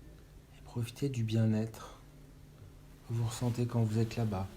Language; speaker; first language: French; native; French